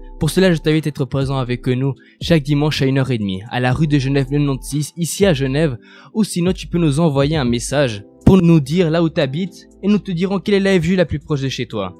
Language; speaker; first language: French; non-native, fluent; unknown